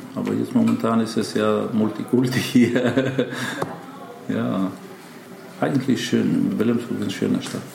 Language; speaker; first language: German; non-native, fluent; Macedonian